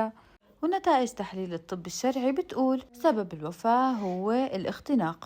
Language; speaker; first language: Arabic; native; Arabic